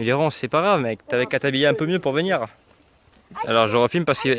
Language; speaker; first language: French; native; French